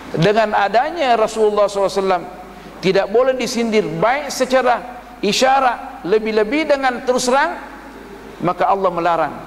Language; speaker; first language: Malay; native; Malay